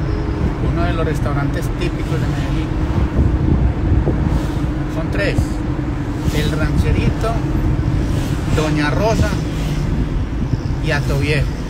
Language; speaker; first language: Spanish; native; Spanish